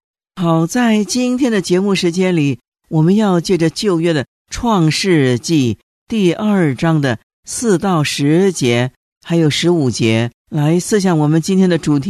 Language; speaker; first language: Chinese; native; Chinese